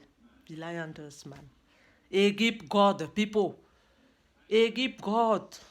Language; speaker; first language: German; non-native, learner; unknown